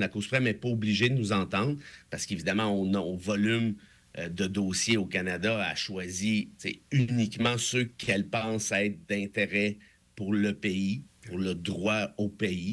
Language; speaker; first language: French; native; French